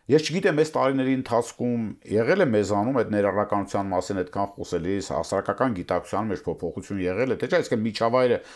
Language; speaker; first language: Armenian; native; Armenian